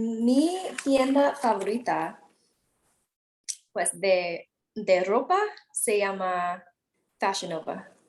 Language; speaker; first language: Spanish; non-native, learner; English